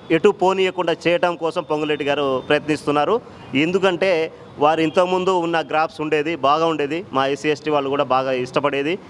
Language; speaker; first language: Telugu; non-native, local second language; Lambadi